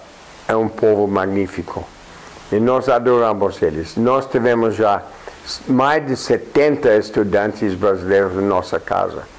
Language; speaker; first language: Portuguese; non-native, fluent; English